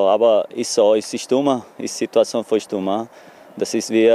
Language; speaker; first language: German; non-native, learner; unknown